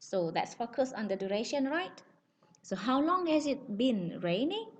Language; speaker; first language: English; non-native, fluent; Indonesian